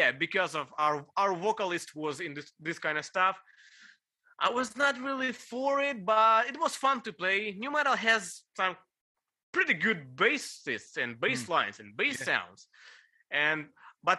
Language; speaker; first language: English; non-native, fluent; Ukrainian